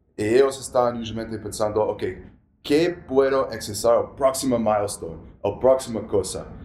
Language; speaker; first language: Spanish; non-native, learner; English